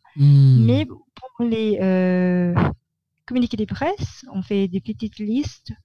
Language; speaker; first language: French; non-native, fluent; Filipino